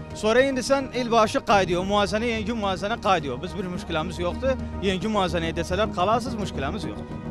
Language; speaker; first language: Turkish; native; Turkish